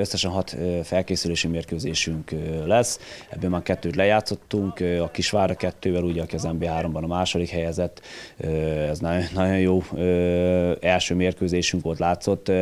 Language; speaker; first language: Hungarian; native; Hungarian